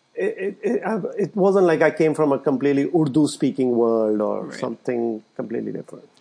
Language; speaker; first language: English; non-native, local second language; Urdu